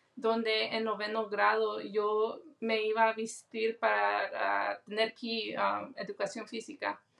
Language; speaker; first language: Spanish; early bilingual, heritage; Spanish